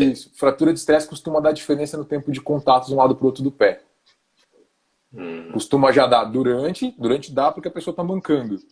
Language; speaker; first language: Portuguese; native; Portuguese